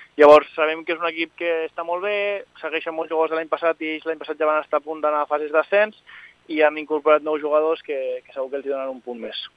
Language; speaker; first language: Catalan; native; Catalan